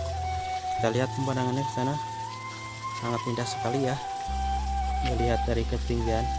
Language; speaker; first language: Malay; non-native, local second language; Sundanese